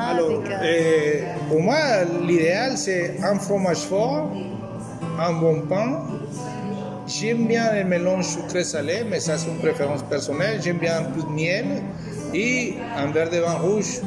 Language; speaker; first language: French; non-native, fluent; Spanish